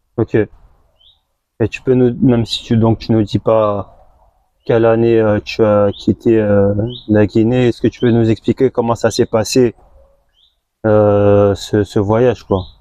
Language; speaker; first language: French; native; French